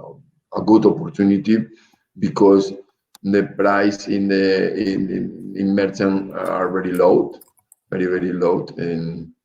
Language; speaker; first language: English; non-native, learner; Spanish